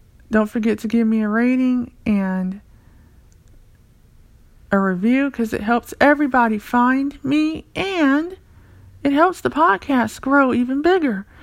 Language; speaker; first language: English; native; English